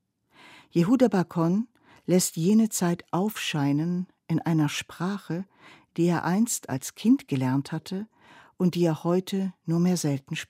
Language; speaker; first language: German; native; German